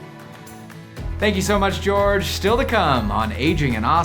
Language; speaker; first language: English; native; English